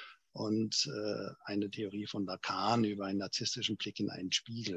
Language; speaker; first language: German; native; German